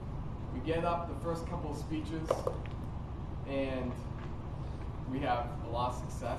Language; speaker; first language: English; native; English